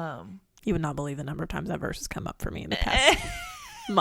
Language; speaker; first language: English; native; English